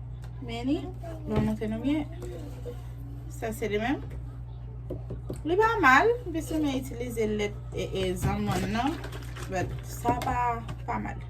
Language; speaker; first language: French; non-native, learner; Haitian Creole